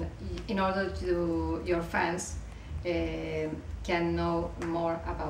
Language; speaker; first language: English; non-native, learner; Spanish